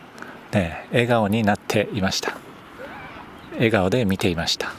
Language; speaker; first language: Japanese; native; Japanese